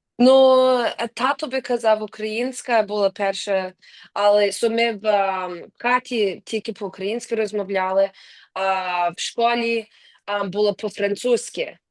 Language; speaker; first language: Ukrainian; early bilingual, heritage; Ukrainian